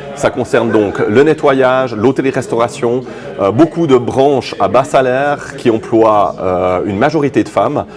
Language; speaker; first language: French; native; French